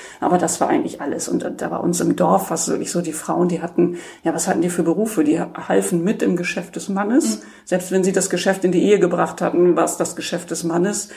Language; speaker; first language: German; native; German